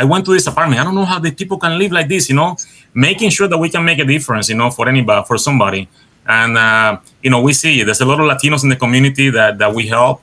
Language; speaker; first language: English; non-native, fluent; Spanish